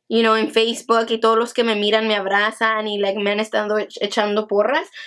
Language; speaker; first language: Spanish; early bilingual, heritage; Spanish